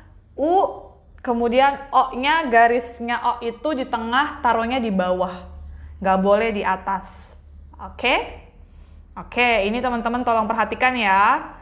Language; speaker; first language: Indonesian; native; Indonesian